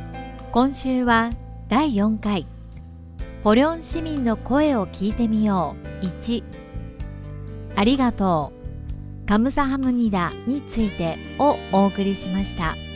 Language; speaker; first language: Japanese; native; Japanese